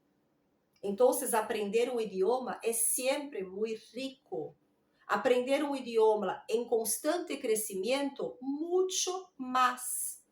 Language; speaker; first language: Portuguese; non-native, learner; Spanish